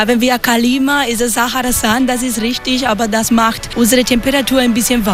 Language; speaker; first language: German; non-native, learner; Spanish